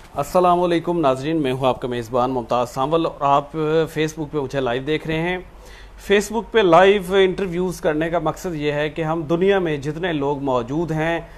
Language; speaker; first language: Urdu; non-native, local second language; Punjabi